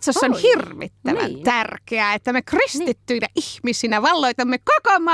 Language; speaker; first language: Finnish; native; Finnish